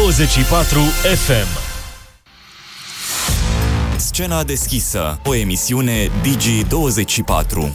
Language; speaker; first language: Romanian; native; Romanian